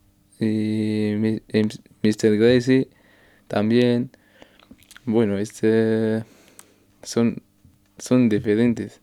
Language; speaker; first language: Spanish; non-native, learner; Arabic